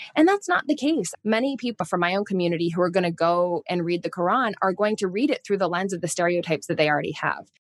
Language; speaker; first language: English; native; English